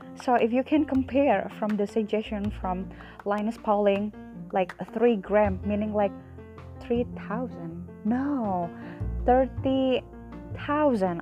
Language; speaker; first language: English; non-native, fluent; Indonesian